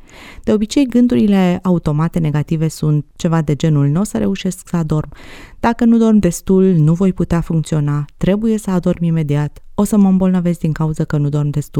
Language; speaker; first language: Romanian; native; Romanian